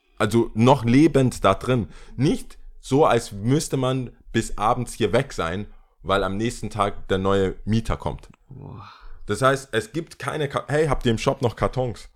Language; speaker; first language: German; early bilingual, other home language; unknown